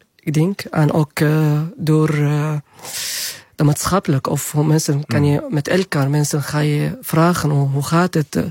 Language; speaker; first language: Dutch; non-native, learner; Arabic